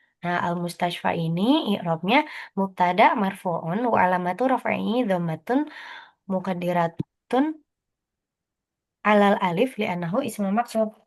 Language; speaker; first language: Arabic; non-native, learner; Indonesian